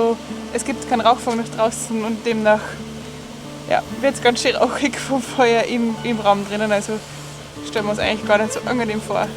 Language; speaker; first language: German; native; German